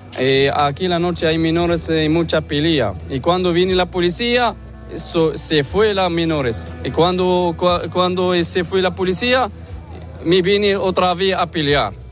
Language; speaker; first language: Spanish; non-native, learner; Arabic